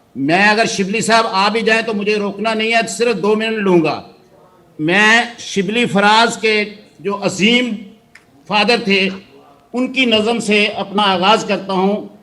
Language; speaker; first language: Urdu; native; Urdu